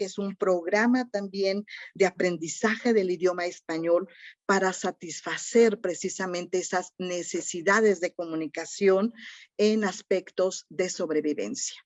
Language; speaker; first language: Spanish; native; Spanish